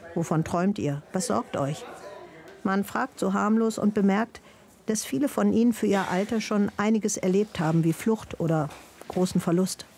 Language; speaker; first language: German; native; German